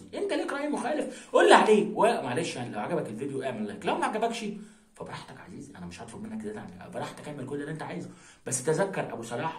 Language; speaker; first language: Arabic; native; Arabic